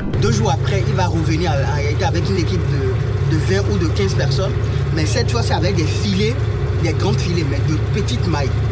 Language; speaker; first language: French; non-native, local second language; Fon